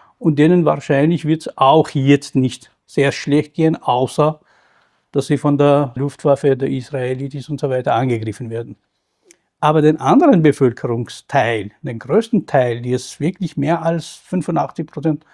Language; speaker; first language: German; non-native, fluent; Kurdish